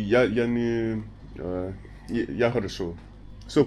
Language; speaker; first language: Russian; non-native, learner; English